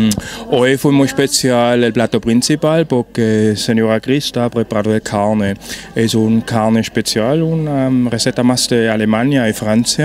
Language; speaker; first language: Spanish; non-native, fluent; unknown